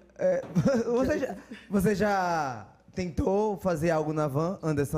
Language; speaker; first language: Portuguese; native; Portuguese